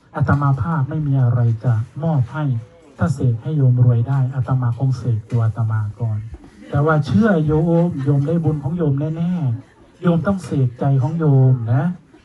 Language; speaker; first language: Thai; native; Thai